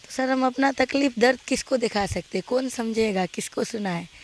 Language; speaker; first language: Hindi; native; Hindi